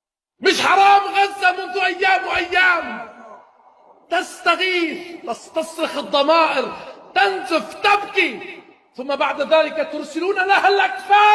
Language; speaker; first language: Arabic; native; Arabic